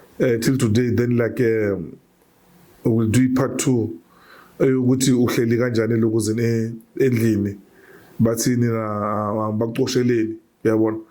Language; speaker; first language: Zulu; native; Zulu